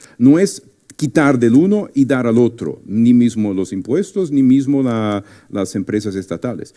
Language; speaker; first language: Spanish; non-native, fluent; Portuguese